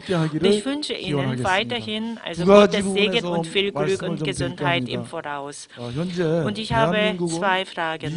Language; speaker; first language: German; non-native, fluent; Korean